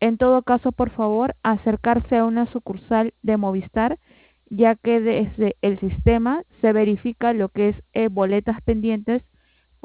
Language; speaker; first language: Spanish; native; Spanish